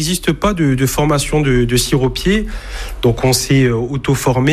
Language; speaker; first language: French; native; French